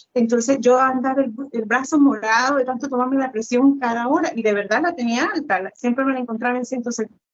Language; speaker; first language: Spanish; native; Spanish